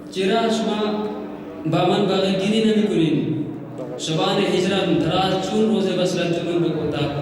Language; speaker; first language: Persian; non-native, learner; Hindi